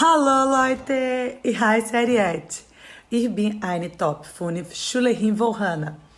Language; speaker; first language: German; non-native, learner; Portuguese